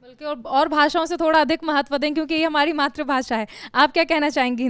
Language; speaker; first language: Hindi; native; Hindi